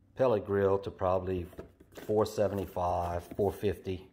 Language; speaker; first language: English; native; English